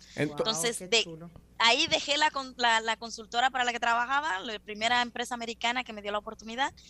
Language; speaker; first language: Spanish; native; Spanish